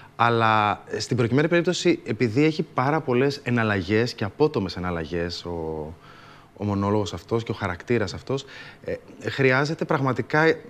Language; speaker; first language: Greek; native; Greek